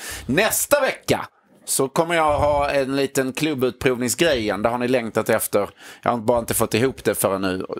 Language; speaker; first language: Swedish; native; Swedish